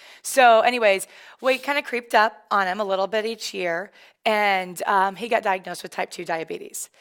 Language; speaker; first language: English; native; English